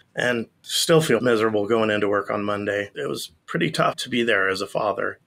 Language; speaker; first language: English; native; English